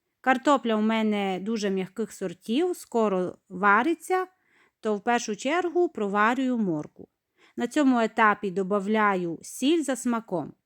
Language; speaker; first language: Ukrainian; native; Ukrainian